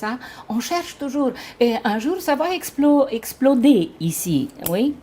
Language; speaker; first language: French; non-native, fluent; Romanian